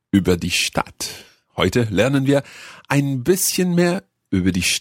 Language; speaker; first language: German; non-native, learner; English